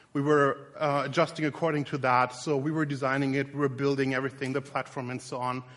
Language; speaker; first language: English; non-native, fluent; German